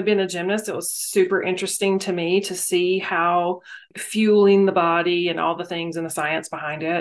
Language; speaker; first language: English; native; English